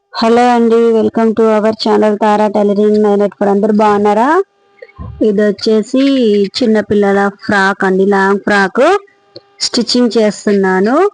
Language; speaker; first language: Telugu; non-native, local second language; Marathi